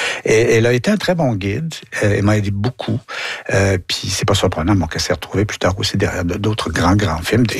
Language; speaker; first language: French; native; French